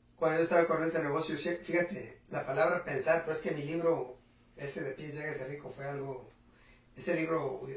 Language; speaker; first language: Spanish; non-native, local second language; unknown